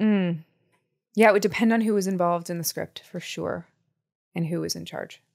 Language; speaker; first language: English; native; English